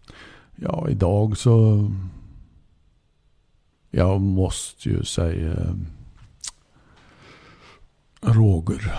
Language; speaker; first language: Swedish; native; Swedish